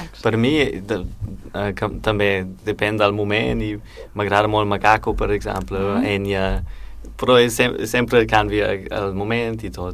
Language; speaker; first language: Catalan; non-native, learner; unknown